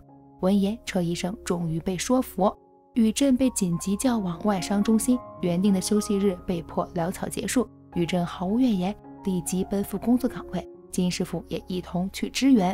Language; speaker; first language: Chinese; native; Chinese